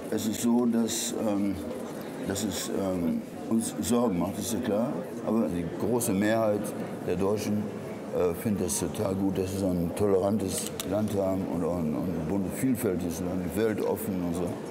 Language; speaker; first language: German; native; German